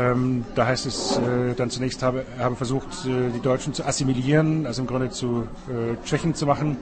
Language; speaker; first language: German; native; German